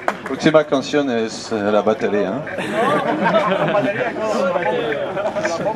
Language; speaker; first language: Spanish; non-native, learner; French